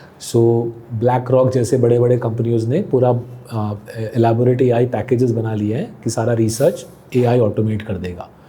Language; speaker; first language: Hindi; non-native, local second language; Bangla